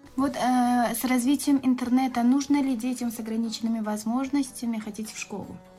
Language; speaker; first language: Russian; non-native, local second language; Tajik